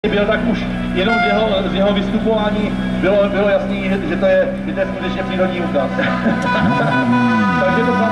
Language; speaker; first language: Czech; native; Czech